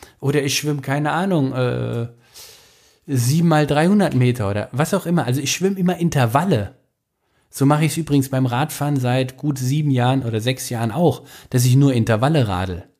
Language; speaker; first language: German; native; German